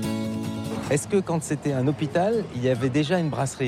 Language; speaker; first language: French; native; French